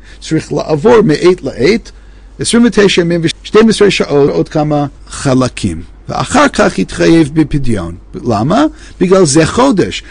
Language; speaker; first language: Hebrew; non-native, fluent; English